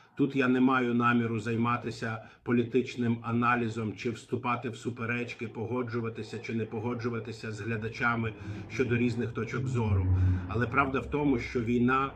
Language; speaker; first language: Ukrainian; non-native, fluent; Arabic